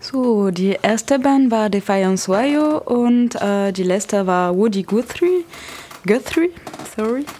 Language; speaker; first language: German; non-native, learner; French